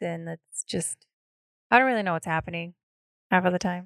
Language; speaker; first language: English; early bilingual, other home language; Spanish